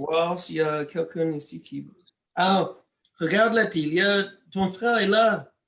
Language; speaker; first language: French; non-native, learner; English